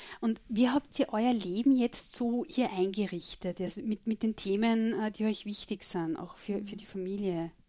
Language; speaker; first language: German; native; German